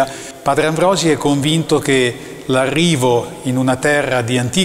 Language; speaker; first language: Italian; native; Italian